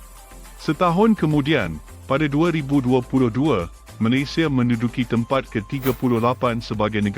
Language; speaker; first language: Malay; native; Malay